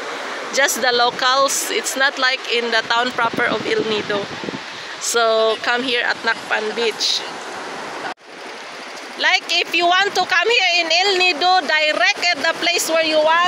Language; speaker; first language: English; non-native, local second language; Filipino